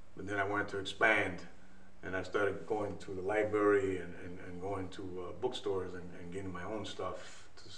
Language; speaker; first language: English; native; English